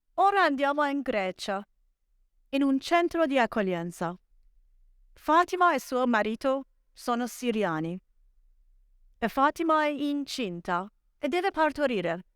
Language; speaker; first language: Italian; non-native, fluent; Persian